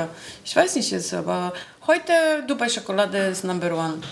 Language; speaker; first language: German; non-native, learner; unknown